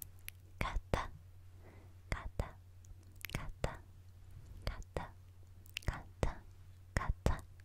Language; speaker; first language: Japanese; non-native, learner; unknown